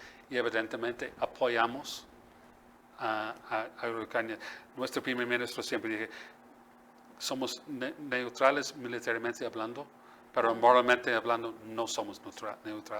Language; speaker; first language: Spanish; non-native, fluent; English